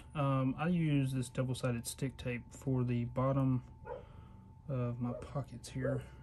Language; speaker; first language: English; native; English